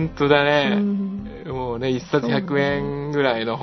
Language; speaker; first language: Japanese; native; Japanese